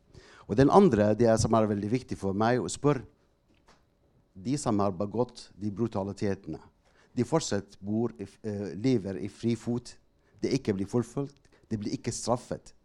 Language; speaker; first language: Norwegian; non-native, fluent; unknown